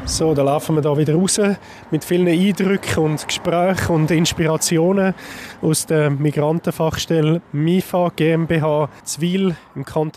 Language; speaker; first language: German; native; German